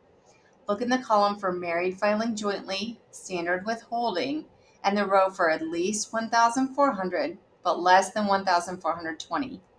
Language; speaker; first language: English; native; English